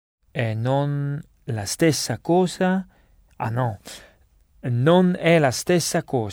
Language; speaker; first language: Italian; non-native, learner; French